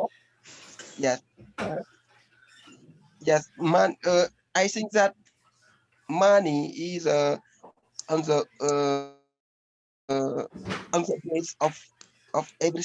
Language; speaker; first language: English; non-native, learner; French